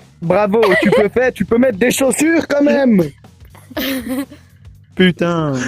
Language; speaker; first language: French; native; French